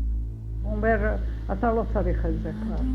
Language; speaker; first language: Hebrew; non-native, learner; Hungarian